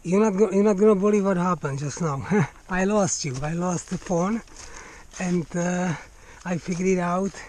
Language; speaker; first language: English; non-native, fluent; Czech